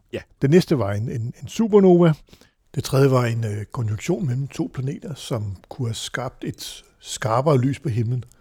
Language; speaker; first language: Danish; native; Danish